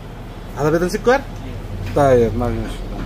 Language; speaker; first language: Arabic; non-native, learner; Bangla